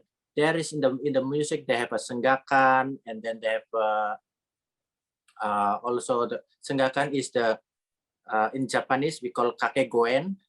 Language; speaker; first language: English; non-native, learner; Indonesian